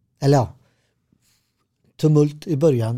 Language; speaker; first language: Swedish; early bilingual, other home language; Serbian